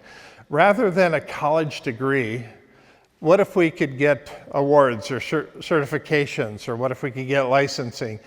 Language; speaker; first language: English; native; English